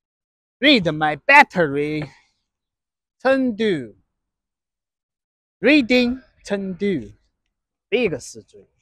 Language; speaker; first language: English; non-native, learner; Chinese